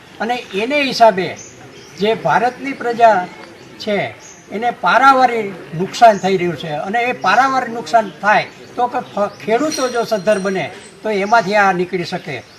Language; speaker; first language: Gujarati; native; Gujarati